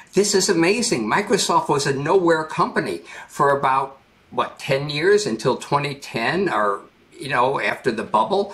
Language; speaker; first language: English; native; English